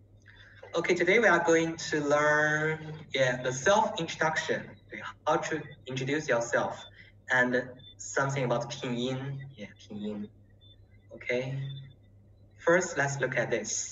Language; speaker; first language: English; non-native, learner; Chinese